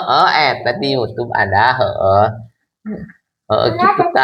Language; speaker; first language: Indonesian; non-native, local second language; Sundanese